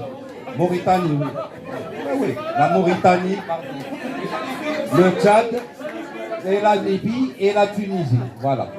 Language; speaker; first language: French; non-native, local second language; Arabic